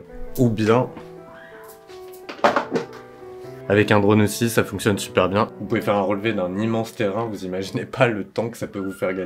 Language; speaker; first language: French; native; French